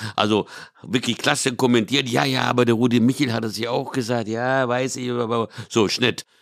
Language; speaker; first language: German; early bilingual, other home language; Hungarian